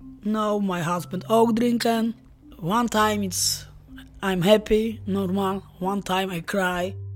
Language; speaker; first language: English; non-native, learner; Polish